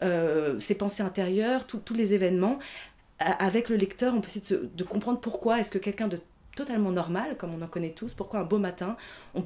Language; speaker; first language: French; native; French